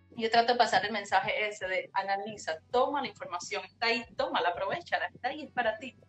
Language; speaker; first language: Spanish; native; Spanish